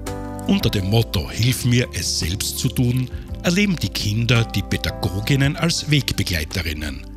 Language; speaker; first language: German; native; German